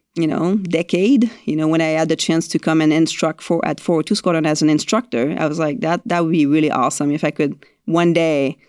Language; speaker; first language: English; non-native, fluent; French